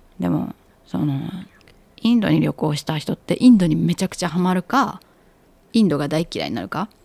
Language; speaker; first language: Japanese; native; Japanese